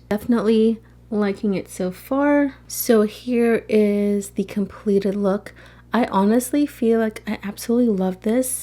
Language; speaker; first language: English; native; English